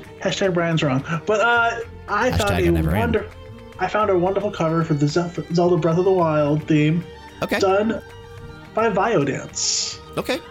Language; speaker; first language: English; native; English